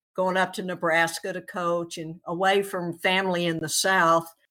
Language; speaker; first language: English; native; English